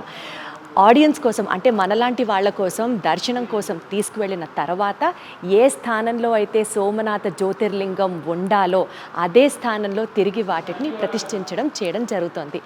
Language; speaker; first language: Telugu; native; Telugu